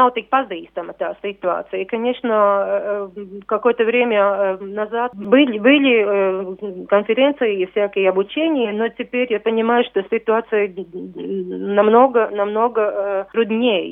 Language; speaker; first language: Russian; non-native, local second language; Latvian